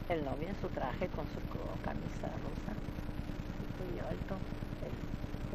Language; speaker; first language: Spanish; early bilingual, other home language; Russian